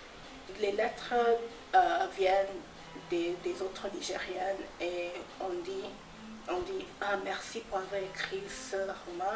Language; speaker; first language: French; non-native, fluent; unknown